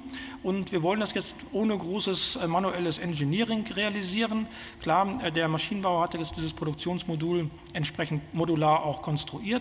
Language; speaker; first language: German; native; German